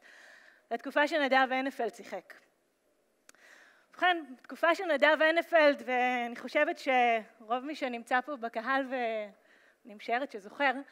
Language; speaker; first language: Hebrew; native; Hebrew